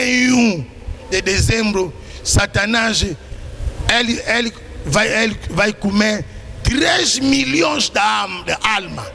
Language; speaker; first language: Portuguese; non-native, learner; Lingala